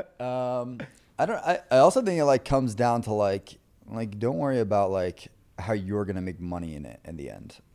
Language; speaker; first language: English; native; English